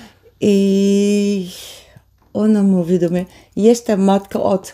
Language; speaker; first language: Polish; early bilingual, heritage; Polish